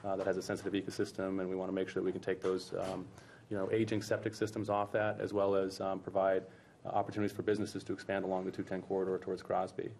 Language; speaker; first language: English; native; English